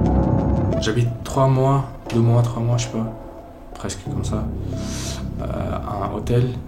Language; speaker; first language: French; non-native, learner; Ukrainian